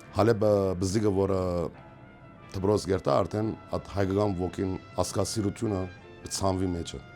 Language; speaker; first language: Armenian; early bilingual, heritage; Armenian